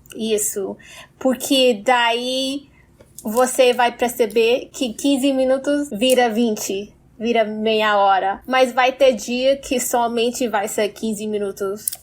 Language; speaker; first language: Portuguese; non-native, fluent; English